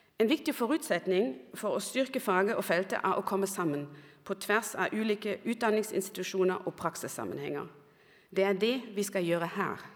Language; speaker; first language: Norwegian; non-native, fluent; German